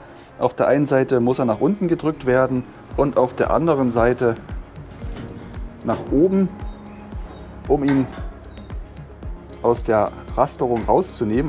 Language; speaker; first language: German; native; German